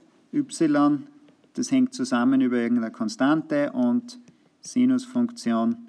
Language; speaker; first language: German; native; German